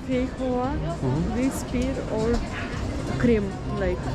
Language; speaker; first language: English; non-native, learner; Russian